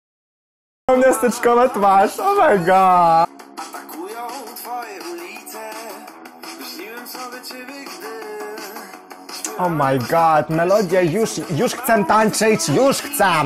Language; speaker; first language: Polish; non-native, learner; Ukrainian